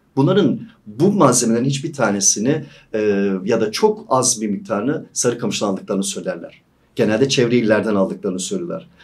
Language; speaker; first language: Turkish; native; Turkish